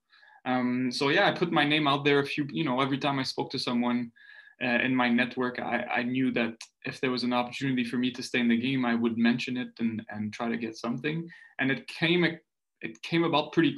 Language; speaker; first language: English; non-native, fluent; French